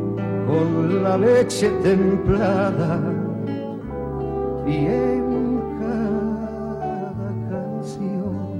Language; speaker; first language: Spanish; native; Spanish